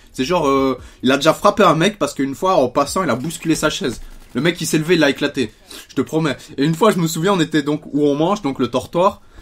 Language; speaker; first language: French; native; French